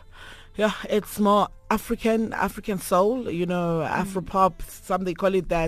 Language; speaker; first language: English; non-native, local second language; Swati